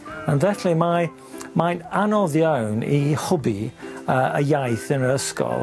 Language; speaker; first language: Welsh; non-native, learner; English